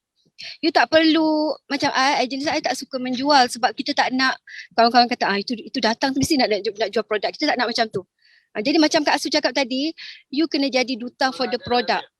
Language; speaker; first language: Malay; native; Malay